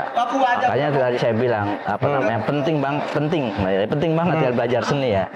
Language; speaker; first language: Indonesian; native; Indonesian